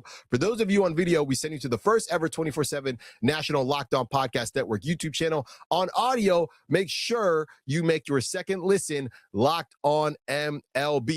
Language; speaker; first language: English; native; English